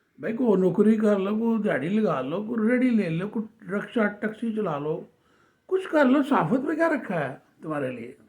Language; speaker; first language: Urdu; non-native, local second language; Punjabi